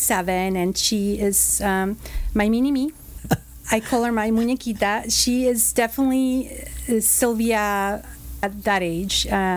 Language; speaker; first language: English; non-native, fluent; Spanish